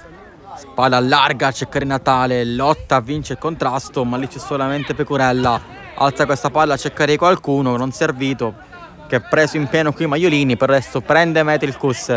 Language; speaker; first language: Italian; native; Italian